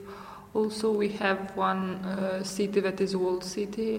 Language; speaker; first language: English; non-native, learner; Romanian